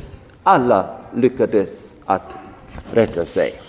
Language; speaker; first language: Swedish; non-native, fluent; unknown